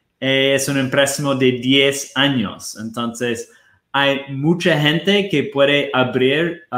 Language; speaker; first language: Spanish; non-native, fluent; Portuguese